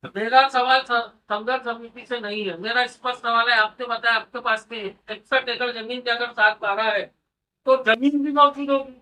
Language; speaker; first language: Hindi; non-native, local second language; Marathi